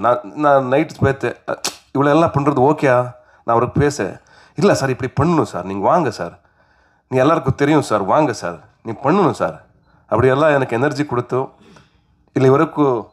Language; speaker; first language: Tamil; non-native, learner; Kannada